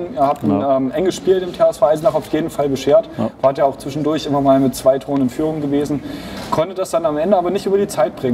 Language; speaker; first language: German; native; German